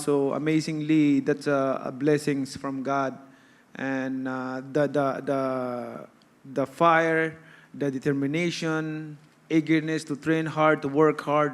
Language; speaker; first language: English; non-native, local second language; Cebuano